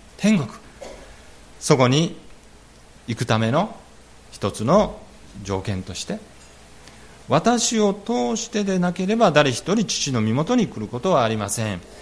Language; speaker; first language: Japanese; native; Japanese